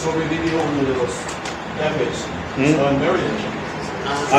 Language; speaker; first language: Spanish; non-native, fluent; English